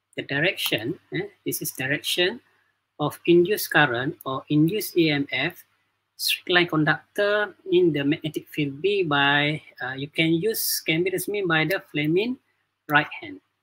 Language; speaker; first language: English; non-native, local second language; Malay